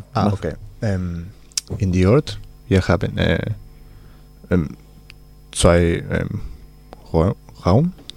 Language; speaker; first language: German; non-native, learner; Spanish